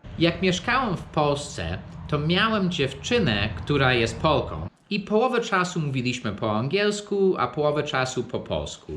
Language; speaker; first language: Polish; non-native, fluent; English